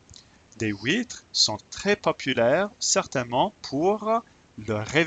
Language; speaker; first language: French; non-native, fluent; English